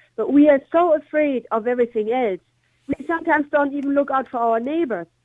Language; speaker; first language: English; non-native, fluent; German